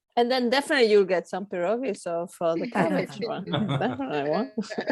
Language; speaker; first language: English; non-native, fluent; Spanish